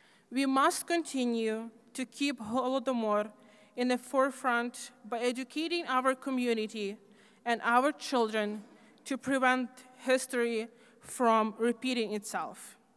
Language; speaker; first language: English; native; English